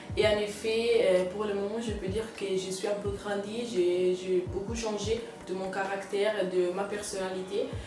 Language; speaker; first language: French; non-native, fluent; Italian